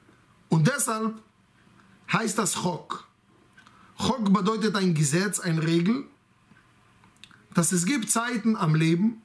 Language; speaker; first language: German; non-native, fluent; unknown